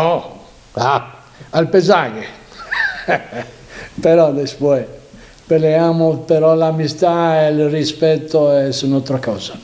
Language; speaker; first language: Spanish; non-native, learner; Italian